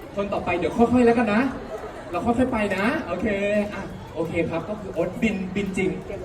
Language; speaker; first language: Thai; native; Thai